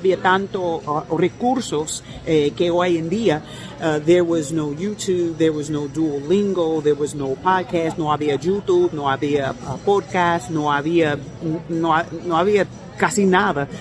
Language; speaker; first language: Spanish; non-native, learner; English